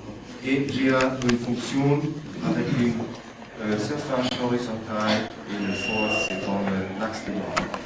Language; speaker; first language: French; non-native, learner; German